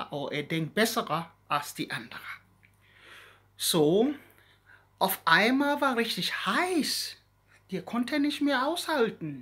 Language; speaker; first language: German; non-native, learner; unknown